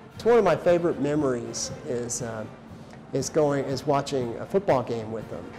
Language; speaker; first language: English; native; English